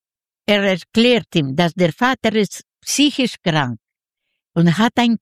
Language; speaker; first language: German; non-native, learner; Ukrainian